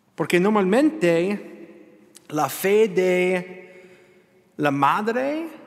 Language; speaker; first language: Spanish; non-native, learner; English